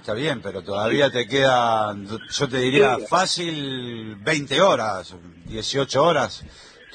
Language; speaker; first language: Spanish; native; Spanish